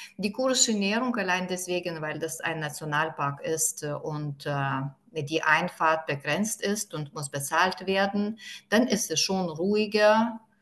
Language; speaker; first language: German; non-native, fluent; Lithuanian